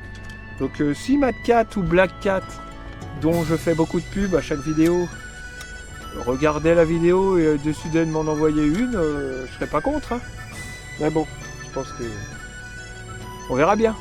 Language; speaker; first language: French; native; French